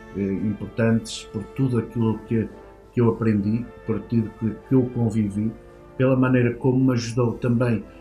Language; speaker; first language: Portuguese; native; Portuguese